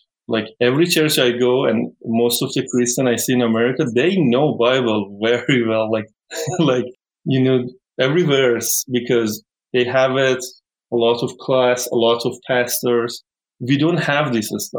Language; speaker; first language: English; non-native, fluent; Persian